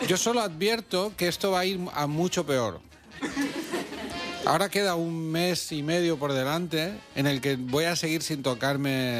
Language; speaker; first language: Spanish; native; Spanish